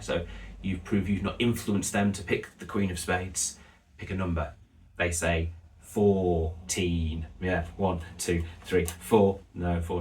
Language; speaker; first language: English; native; English